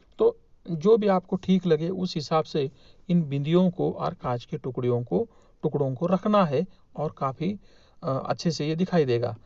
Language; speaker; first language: Hindi; non-native, local second language; Marathi